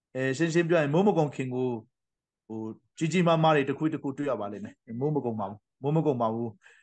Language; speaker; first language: Burmese; non-native, local second language; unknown